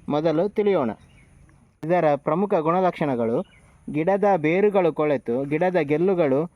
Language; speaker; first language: Kannada; non-native, local second language; Tulu